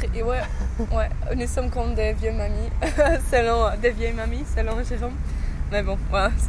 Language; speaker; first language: French; non-native, learner; English